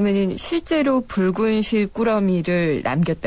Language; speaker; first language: Korean; native; Korean